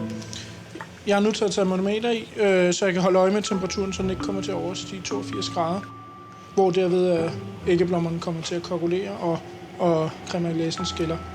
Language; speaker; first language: Danish; native; Danish